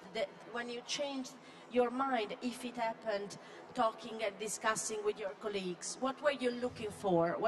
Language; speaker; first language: English; non-native, fluent; Italian